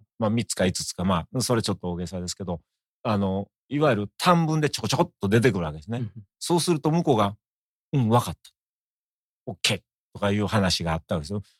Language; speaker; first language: Japanese; native; Japanese